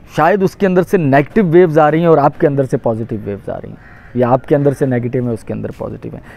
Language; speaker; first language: Urdu; non-native, local second language; Punjabi